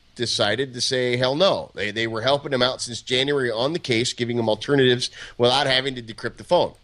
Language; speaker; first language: English; native; English